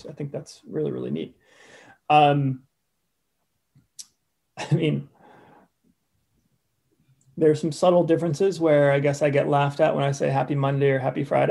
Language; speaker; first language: English; native; English